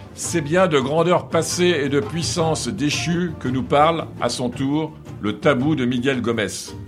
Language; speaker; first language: French; non-native, fluent; Portuguese